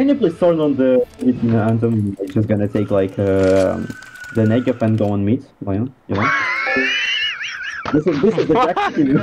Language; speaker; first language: English; non-native, learner; Russian